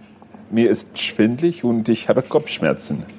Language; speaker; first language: German; non-native, learner; English